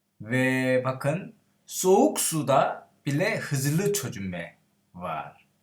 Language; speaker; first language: Turkish; non-native, learner; Korean